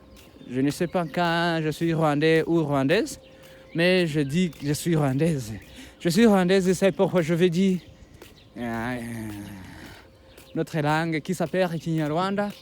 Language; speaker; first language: French; non-native, learner; Kinyarwanda